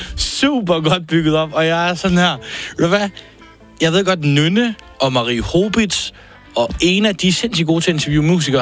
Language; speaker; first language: Danish; native; Danish